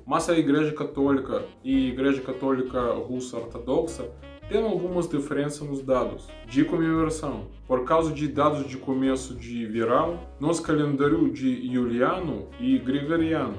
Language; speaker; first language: Portuguese; non-native, learner; Russian